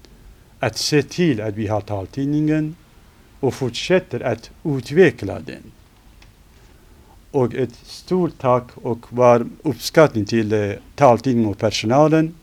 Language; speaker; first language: Swedish; non-native, fluent; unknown